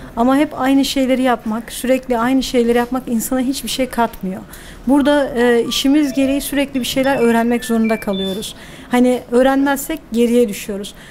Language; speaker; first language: Turkish; native; Turkish